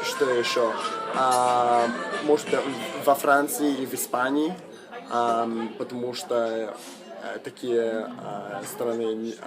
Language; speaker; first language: Russian; non-native, fluent; English